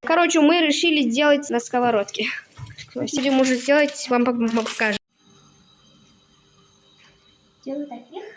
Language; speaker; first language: Russian; non-native, local second language; Kazakh